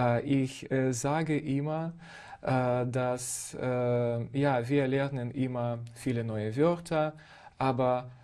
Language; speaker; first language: German; non-native, fluent; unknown